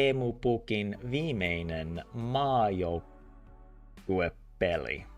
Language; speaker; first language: Finnish; non-native, learner; English